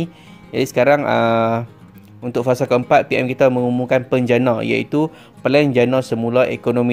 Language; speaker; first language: Malay; native; Malay